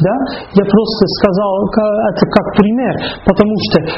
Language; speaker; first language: Russian; non-native, fluent; Dutch